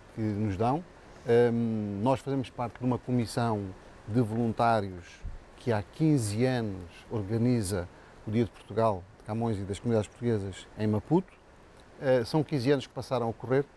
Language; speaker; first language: Portuguese; native; Portuguese